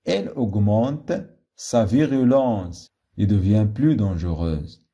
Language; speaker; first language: French; non-native, local second language; Arabic